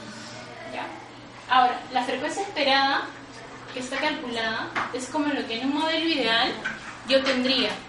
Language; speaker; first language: Spanish; native; Spanish